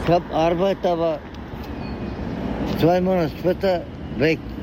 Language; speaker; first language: German; non-native, learner; Turkish